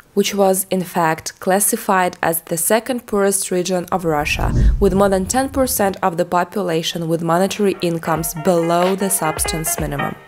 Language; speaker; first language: English; non-native, fluent; Russian